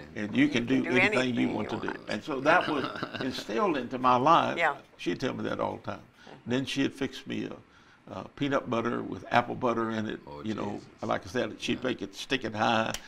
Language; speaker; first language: English; native; English